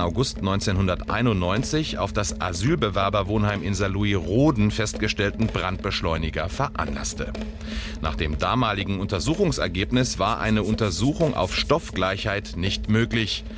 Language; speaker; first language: German; native; German